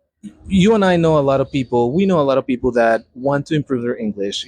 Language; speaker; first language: English; non-native, fluent; Spanish